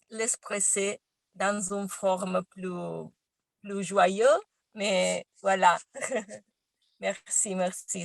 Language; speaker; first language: French; non-native, learner; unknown